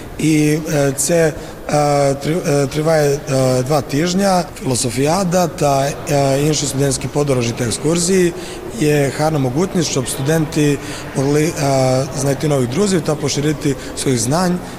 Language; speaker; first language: Ukrainian; non-native, fluent; Serbian